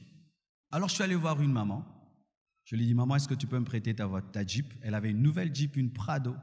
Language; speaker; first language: French; non-native, local second language; Lingala